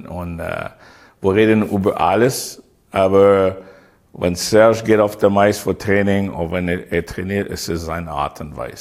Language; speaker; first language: German; non-native, learner; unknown